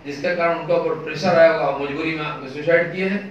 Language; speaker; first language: Hindi; non-native, local second language; Bangla